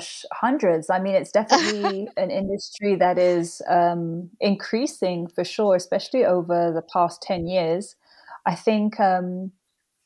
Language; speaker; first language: English; native; English